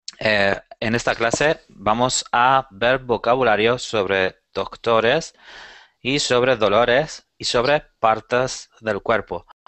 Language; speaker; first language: Spanish; native; Spanish